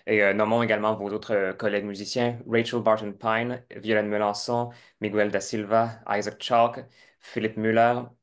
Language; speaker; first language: French; native; French